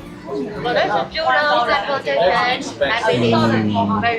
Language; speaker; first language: English; non-native, learner; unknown